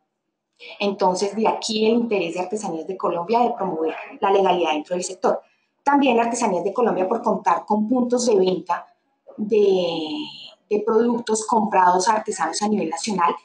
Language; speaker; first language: Spanish; native; Spanish